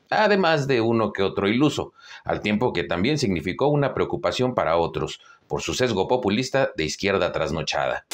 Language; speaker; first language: Spanish; native; Spanish